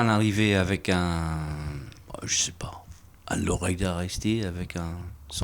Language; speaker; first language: French; non-native, fluent; English